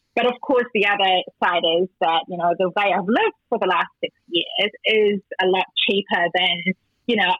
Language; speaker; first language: English; non-native, fluent; German